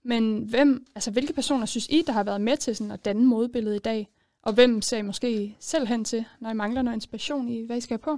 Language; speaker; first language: Danish; native; Danish